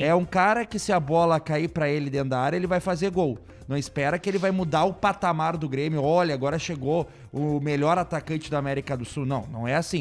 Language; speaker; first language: Portuguese; native; Portuguese